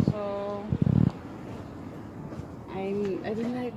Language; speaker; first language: English; non-native, local second language; Filipino